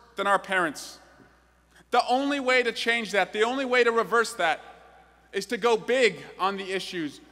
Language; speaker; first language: English; native; English